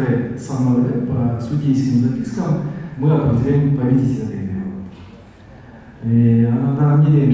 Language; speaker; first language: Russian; non-native, local second language; Kyrgyz